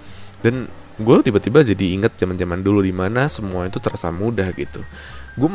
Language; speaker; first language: Indonesian; native; Indonesian